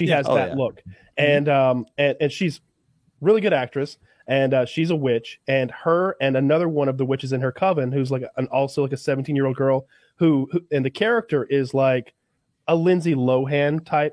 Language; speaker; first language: English; native; English